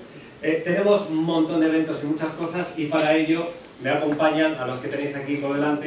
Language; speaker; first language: Spanish; native; Spanish